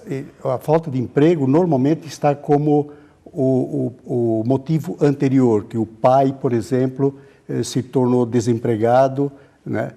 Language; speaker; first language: Portuguese; native; Portuguese